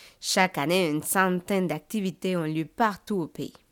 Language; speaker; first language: French; native; French